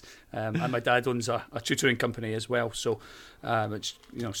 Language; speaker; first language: English; native; English